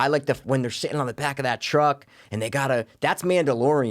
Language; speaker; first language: English; native; English